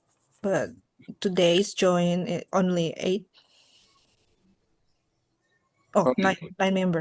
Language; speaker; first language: English; non-native, learner; Indonesian